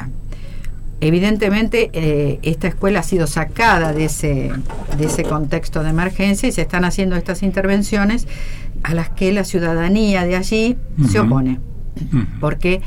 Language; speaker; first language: Spanish; native; Spanish